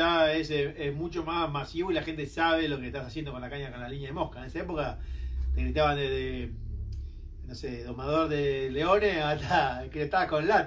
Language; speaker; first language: Spanish; native; Spanish